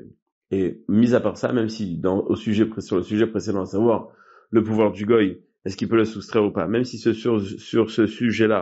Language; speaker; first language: French; native; French